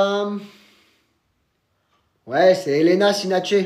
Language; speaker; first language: French; native; French